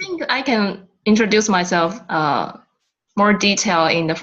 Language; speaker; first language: English; non-native, learner; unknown